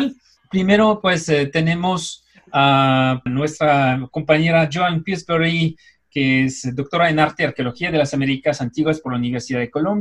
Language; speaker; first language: Spanish; native; Spanish